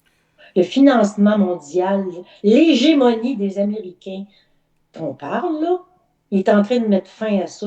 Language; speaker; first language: French; native; French